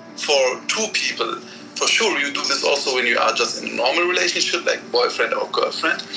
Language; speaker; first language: English; non-native, fluent; Arabic